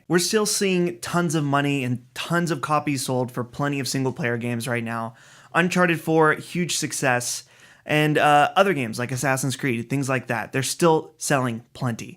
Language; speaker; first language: English; native; English